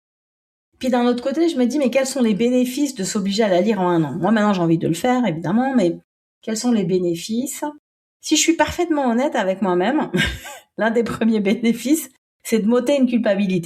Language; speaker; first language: French; native; French